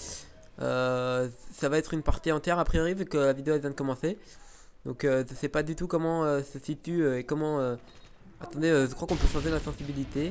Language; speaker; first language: French; native; French